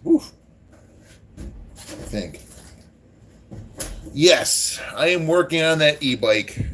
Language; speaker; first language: English; native; English